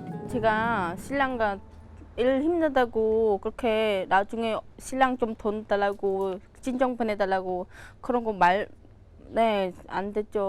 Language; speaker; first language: Korean; non-native, learner; Khmer